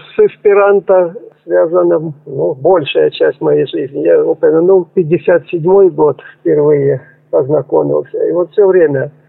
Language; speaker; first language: Russian; native; Russian